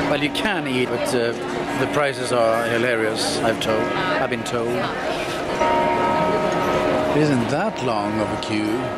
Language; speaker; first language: English; non-native, fluent; Swedish